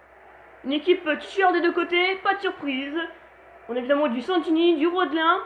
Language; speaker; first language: French; native; French